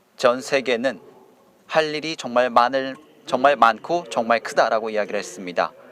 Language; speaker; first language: Korean; native; Korean